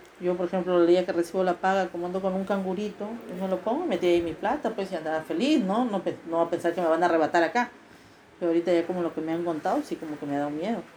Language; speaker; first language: Spanish; native; Spanish